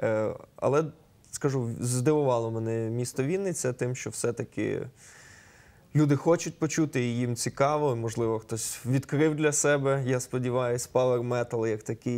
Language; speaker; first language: Ukrainian; native; Ukrainian